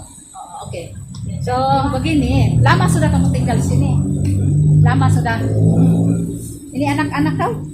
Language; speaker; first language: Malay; non-native, fluent; Filipino